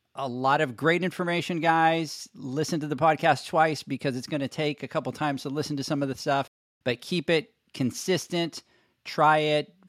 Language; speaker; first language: English; non-native, fluent; Spanish